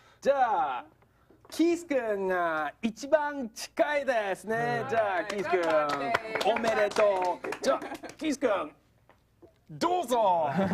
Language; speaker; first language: Japanese; non-native, fluent; English